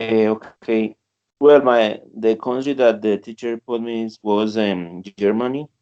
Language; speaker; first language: English; non-native, learner; Spanish